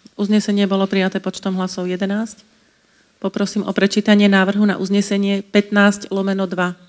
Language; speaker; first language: Slovak; native; Slovak